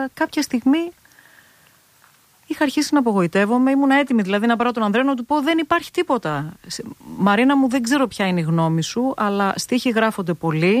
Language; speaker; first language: Greek; native; Greek